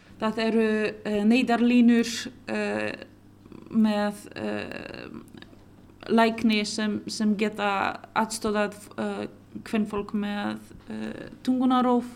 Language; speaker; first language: Icelandic; non-native, local second language; Polish